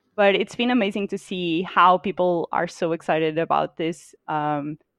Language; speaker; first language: English; non-native, fluent; Portuguese